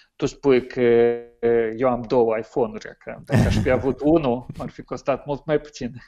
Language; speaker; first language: Romanian; native; Romanian